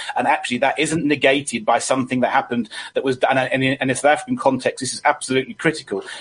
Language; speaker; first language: English; native; English